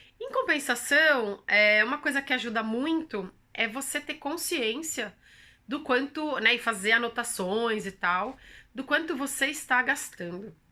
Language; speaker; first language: Portuguese; native; Portuguese